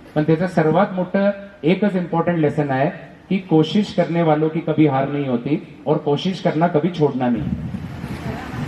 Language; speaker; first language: Hindi; non-native, local second language; Marathi